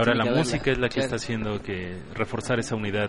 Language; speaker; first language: Spanish; native; Spanish